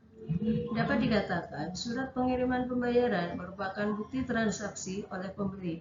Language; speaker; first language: Indonesian; native; Indonesian